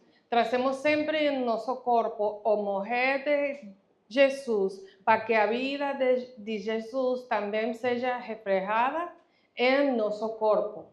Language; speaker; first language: Portuguese; non-native, fluent; Spanish